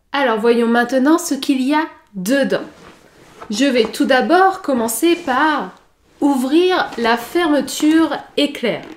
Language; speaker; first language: French; native; French